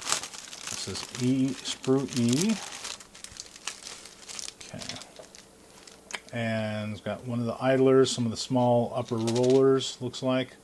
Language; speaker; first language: English; native; English